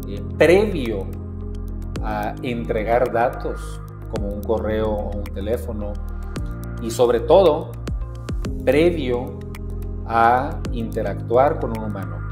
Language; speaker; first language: Spanish; native; Spanish